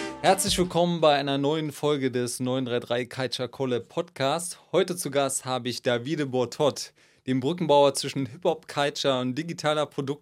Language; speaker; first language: German; native; German